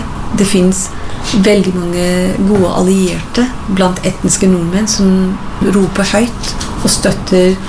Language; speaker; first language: Norwegian; non-native, fluent; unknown